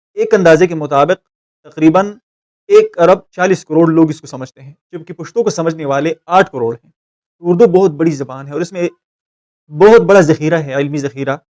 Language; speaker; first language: Urdu; non-native, local second language; Pashto